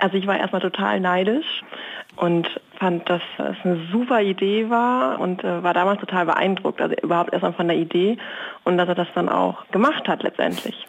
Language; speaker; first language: German; native; German